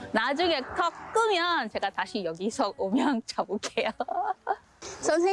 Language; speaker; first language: Korean; non-native, learner; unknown